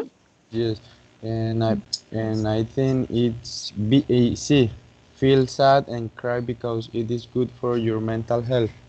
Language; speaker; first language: English; non-native, learner; Spanish